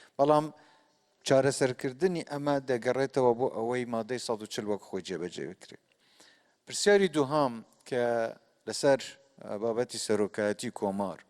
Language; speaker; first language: Central Kurdish; non-native, local second language; Kurdish